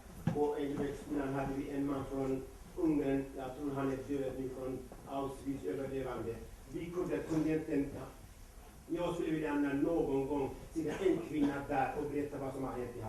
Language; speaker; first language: Swedish; non-native, fluent; Kurdish